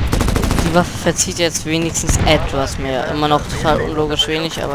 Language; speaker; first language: German; native; German